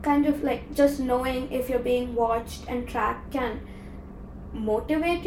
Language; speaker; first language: English; non-native, local second language; Tamil